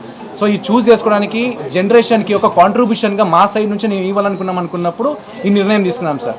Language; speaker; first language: Telugu; native; Telugu